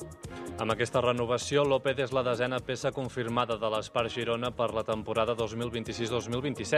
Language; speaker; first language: Catalan; native; Catalan